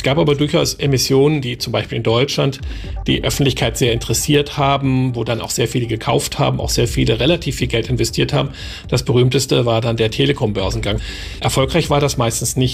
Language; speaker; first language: German; native; German